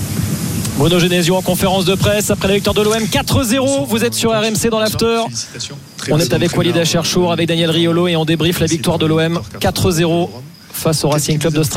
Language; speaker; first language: French; native; French